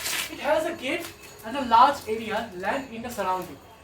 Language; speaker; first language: English; non-native, local second language; Bangla